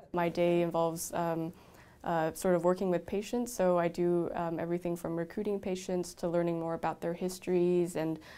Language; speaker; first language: English; native; English